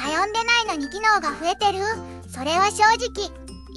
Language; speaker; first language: Japanese; native; Japanese